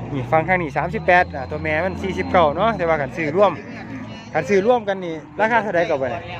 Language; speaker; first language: Thai; native; Thai